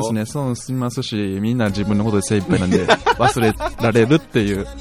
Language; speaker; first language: Japanese; native; Japanese